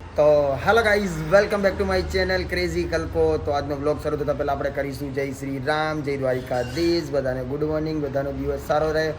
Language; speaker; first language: Gujarati; native; Gujarati